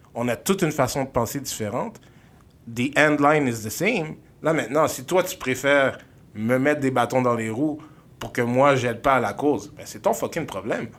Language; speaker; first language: French; native; French